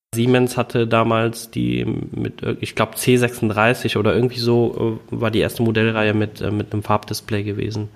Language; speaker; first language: German; early bilingual, other home language; Tamil